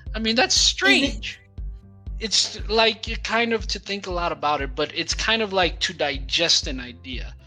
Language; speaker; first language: English; non-native, fluent; Portuguese